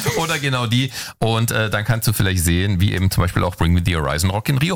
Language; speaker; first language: German; native; German